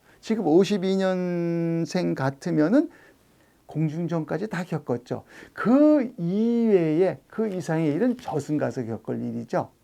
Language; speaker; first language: Korean; native; Korean